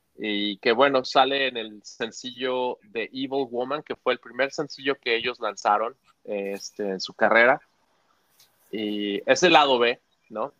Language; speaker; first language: Spanish; native; Spanish